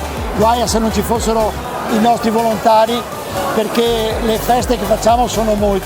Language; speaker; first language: Italian; native; Italian